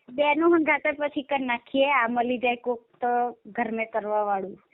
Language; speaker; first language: Gujarati; native; Gujarati